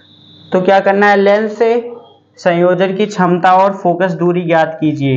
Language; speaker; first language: Hindi; native; Hindi